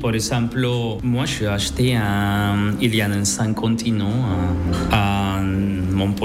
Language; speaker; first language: French; non-native, fluent; Spanish